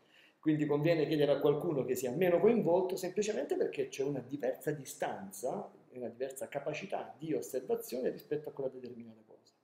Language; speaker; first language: Italian; native; Italian